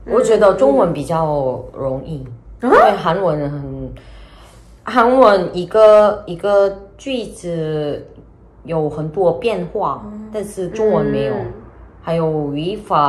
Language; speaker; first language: Chinese; non-native, learner; Korean